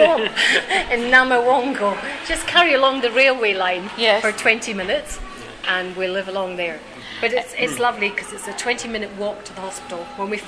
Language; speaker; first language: English; native; English